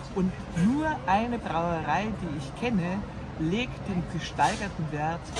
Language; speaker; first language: German; native; German